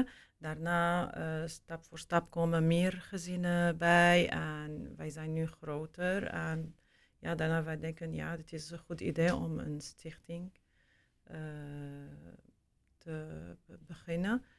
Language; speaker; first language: Dutch; non-native, learner; Arabic